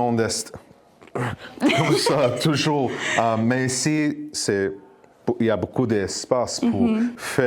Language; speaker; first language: French; non-native, learner; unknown